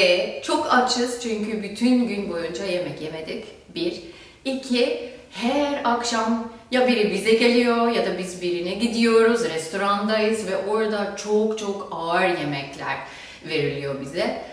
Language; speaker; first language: Turkish; non-native, fluent; German